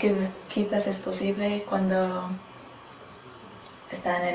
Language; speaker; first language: Spanish; non-native, learner; English